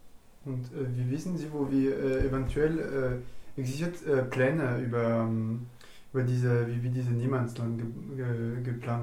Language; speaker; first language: German; non-native, learner; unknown